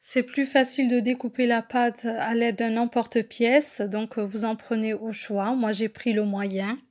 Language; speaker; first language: French; non-native, local second language; Arabic